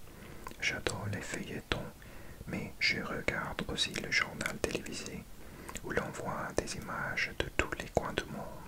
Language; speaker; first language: French; non-native, learner; English